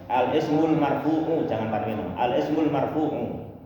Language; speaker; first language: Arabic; non-native, fluent; Indonesian